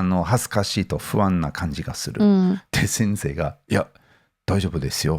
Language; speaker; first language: Japanese; non-native, learner; English